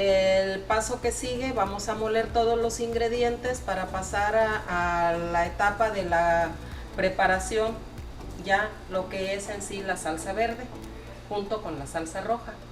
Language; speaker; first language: Spanish; native; Spanish